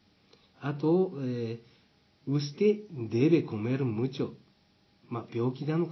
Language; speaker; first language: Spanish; non-native, fluent; Japanese